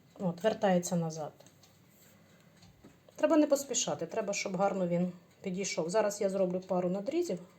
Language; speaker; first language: Ukrainian; native; Ukrainian